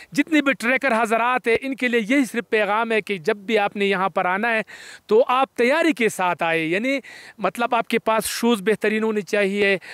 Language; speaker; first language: Urdu; non-native, local second language; Pashto